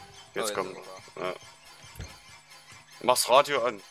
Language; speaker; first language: German; native; German